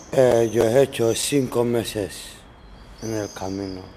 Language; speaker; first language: Spanish; non-native, learner; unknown